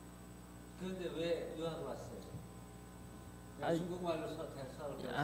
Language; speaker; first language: Korean; native; Korean